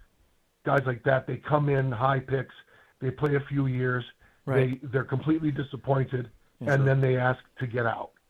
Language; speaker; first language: English; native; English